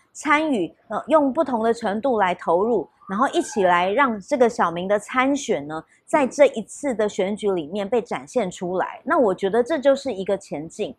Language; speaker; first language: Chinese; native; Chinese